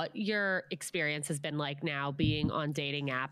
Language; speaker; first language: English; native; English